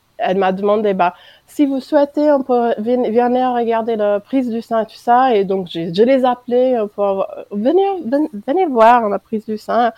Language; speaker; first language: French; non-native, fluent; English